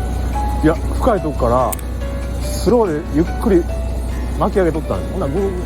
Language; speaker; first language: Japanese; native; Japanese